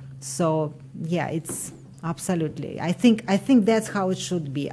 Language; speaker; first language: English; non-native, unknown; Russian